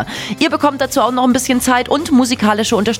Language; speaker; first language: German; native; German